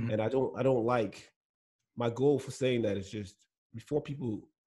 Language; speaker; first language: English; non-native, local second language; Igbo